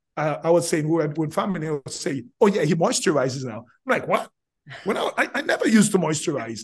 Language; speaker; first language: English; non-native, fluent; Haitian Creole